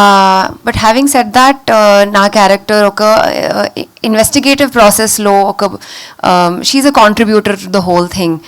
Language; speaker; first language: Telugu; non-native, local second language; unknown